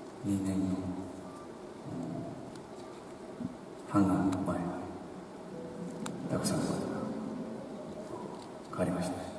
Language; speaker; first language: Japanese; non-native, learner; Korean